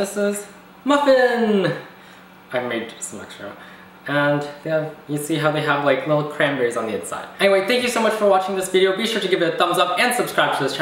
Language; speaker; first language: English; native; English